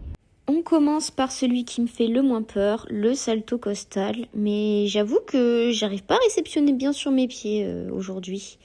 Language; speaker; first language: French; native; French